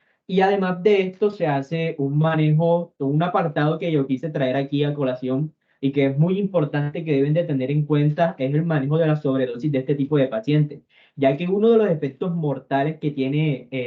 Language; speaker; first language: Spanish; native; Spanish